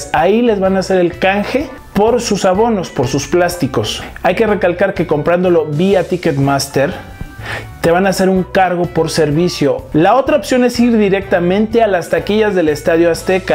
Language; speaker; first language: Spanish; native; Spanish